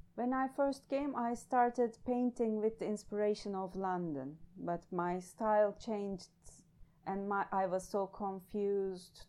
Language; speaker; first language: English; non-native, fluent; Turkish